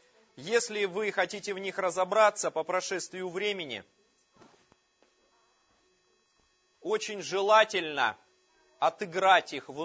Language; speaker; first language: Russian; native; Russian